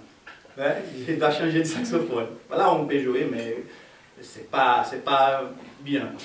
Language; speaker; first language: French; non-native, fluent; Portuguese